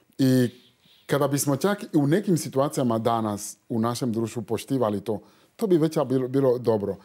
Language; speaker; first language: Croatian; non-native, fluent; Fon